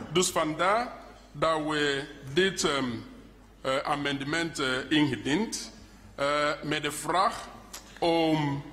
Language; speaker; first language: Dutch; non-native, fluent; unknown